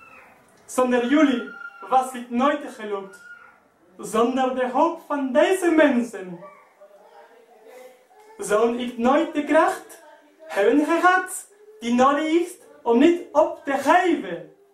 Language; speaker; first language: Dutch; non-native, learner; Spanish